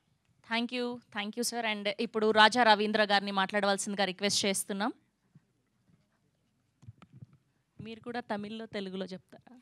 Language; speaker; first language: Telugu; native; Telugu